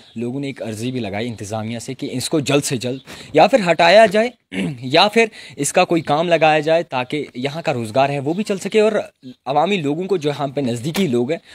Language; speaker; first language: Urdu; non-native, local second language; Kashmiri